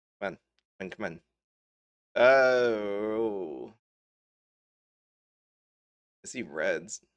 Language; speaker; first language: English; native; English